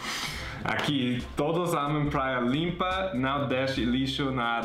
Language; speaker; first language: Portuguese; non-native, fluent; English